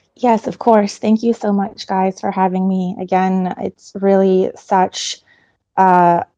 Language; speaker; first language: English; early bilingual, other home language; Ukrainian